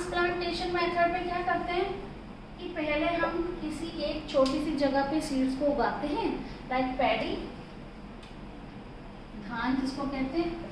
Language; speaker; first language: Hindi; native; Hindi